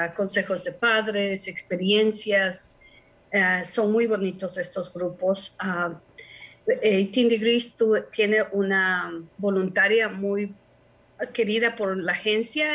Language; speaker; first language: Spanish; native; Spanish